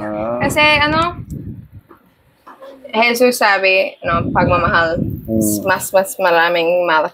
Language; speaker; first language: Filipino; non-native, learner; English